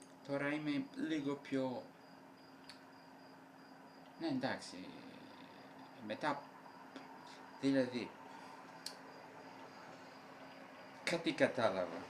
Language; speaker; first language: Greek; non-native, fluent; Italian